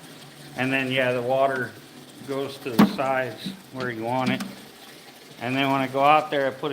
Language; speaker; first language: English; native; English